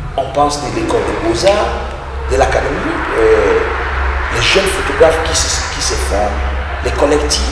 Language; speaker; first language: French; non-native, local second language; English